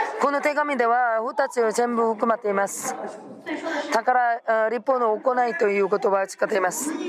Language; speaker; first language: Japanese; non-native, fluent; Korean